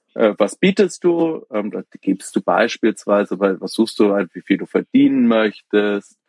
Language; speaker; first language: German; native; German